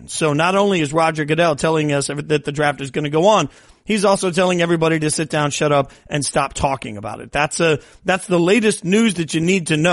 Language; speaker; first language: English; native; English